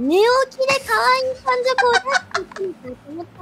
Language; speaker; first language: Japanese; native; Japanese